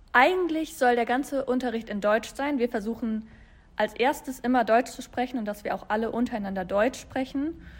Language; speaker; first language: German; native; German